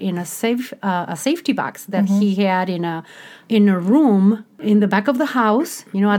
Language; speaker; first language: English; non-native, fluent; Spanish